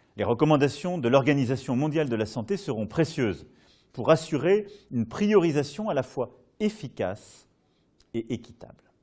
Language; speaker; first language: French; native; French